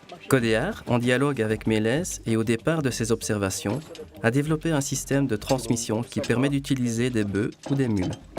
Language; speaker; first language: French; native; French